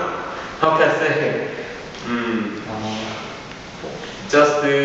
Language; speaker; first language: English; non-native, learner; Korean